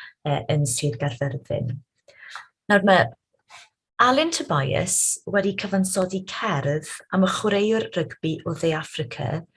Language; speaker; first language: Welsh; native; Welsh